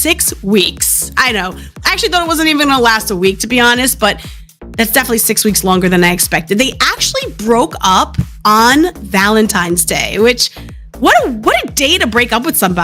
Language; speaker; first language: English; native; English